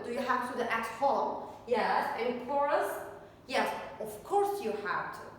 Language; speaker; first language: English; non-native, fluent; Turkish